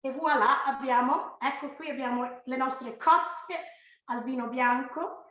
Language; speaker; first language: Italian; early bilingual, heritage; Italian